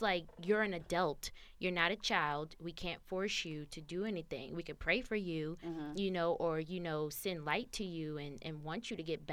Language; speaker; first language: English; native; English